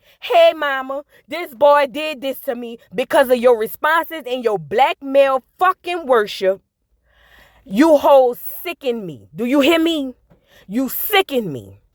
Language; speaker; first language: English; native; English